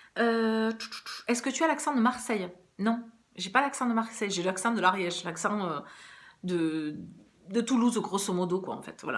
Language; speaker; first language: French; early bilingual, other home language; Portuguese